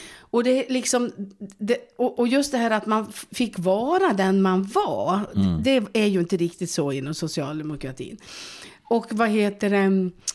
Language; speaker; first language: Swedish; native; Swedish